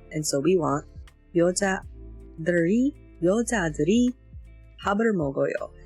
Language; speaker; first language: Korean; non-native, learner; English